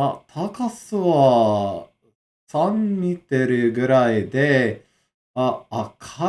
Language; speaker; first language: Japanese; non-native, learner; English